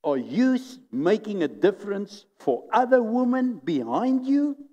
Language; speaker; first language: English; non-native, local second language; Afrikaans